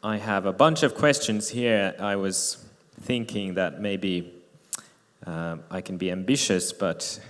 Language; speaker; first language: English; non-native, fluent; Finnish